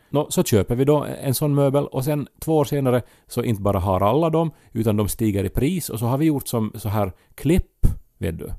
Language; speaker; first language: Swedish; native; Swedish